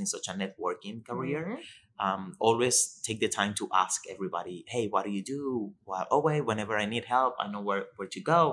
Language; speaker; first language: English; non-native, fluent; Spanish